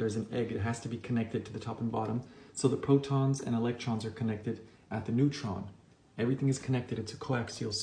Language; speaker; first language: English; native; English